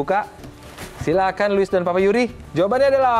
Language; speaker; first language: Indonesian; native; Indonesian